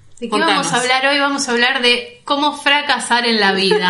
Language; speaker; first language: Spanish; native; Spanish